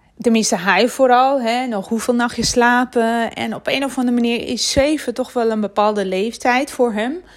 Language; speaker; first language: Dutch; non-native, fluent; Armenian